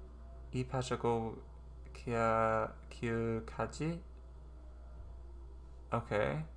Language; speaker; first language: Korean; non-native, learner; English